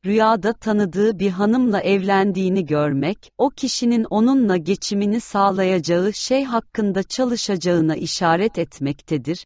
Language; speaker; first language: Turkish; native; Turkish